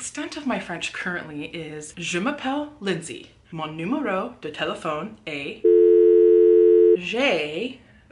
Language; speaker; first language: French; non-native, learner; English